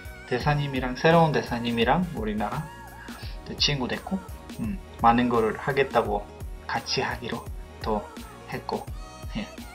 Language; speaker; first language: Korean; non-native, fluent; Polish